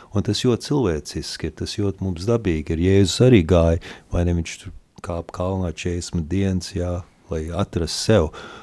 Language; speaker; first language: Latvian; early bilingual, heritage; Latvian